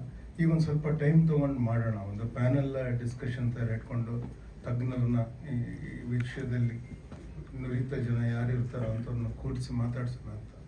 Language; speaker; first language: Kannada; native; Kannada